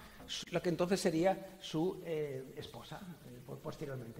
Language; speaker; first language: Spanish; native; Spanish